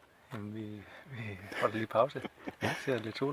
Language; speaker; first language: Danish; native; Danish